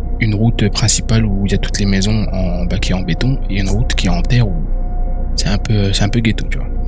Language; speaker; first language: French; early bilingual, other home language; Arabic